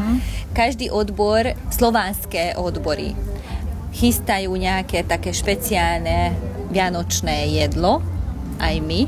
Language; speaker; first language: Slovak; non-native, local second language; Hungarian